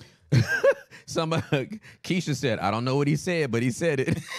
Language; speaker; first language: English; native; English